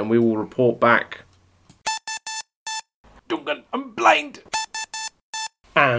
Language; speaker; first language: English; native; English